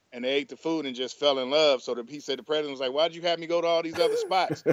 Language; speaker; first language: English; native; English